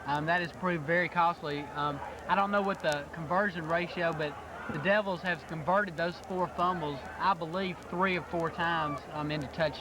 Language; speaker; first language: English; native; English